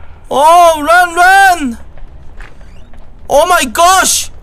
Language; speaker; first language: English; non-native, learner; Korean